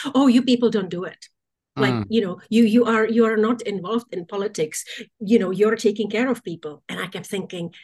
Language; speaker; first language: English; non-native, fluent; Czech